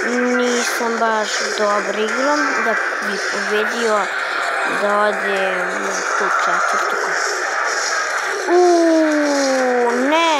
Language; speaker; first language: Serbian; early bilingual, heritage; Serbian